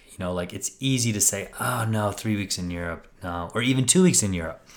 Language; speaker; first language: English; native; English